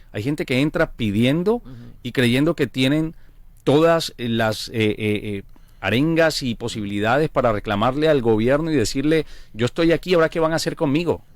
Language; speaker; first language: Spanish; native; Spanish